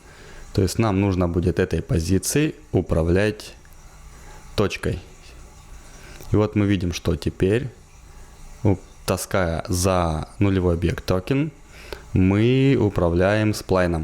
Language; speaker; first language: Russian; native; Russian